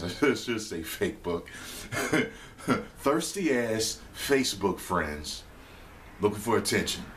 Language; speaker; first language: English; native; English